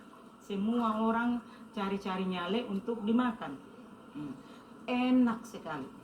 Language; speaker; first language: Indonesian; non-native, local second language; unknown